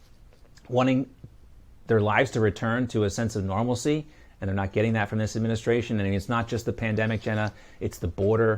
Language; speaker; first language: English; native; English